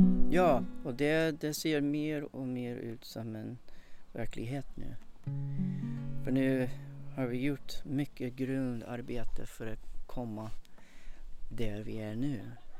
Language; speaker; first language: Swedish; non-native, fluent; English